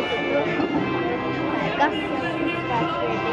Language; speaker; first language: Turkish; non-native, local second language; Azerbaijani